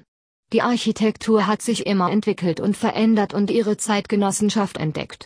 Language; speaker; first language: German; native; German